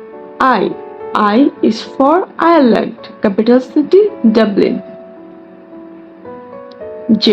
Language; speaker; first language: English; non-native, learner; Bangla